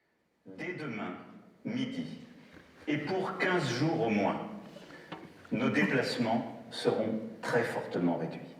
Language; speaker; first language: French; native; French